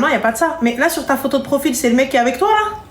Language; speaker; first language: French; native; French